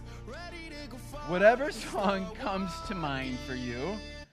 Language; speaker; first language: English; native; English